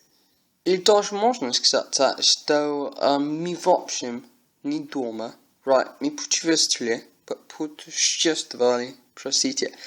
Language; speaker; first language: Russian; non-native, learner; English